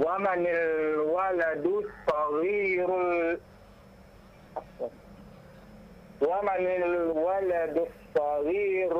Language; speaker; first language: Arabic; non-native, learner; Indonesian